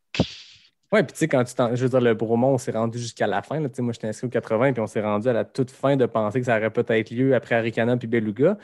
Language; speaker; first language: French; native; French